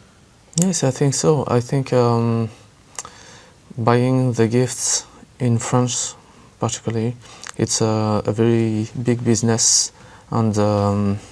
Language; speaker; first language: English; non-native, learner; French